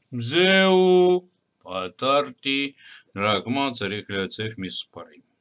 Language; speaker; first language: Hebrew; non-native, fluent; Russian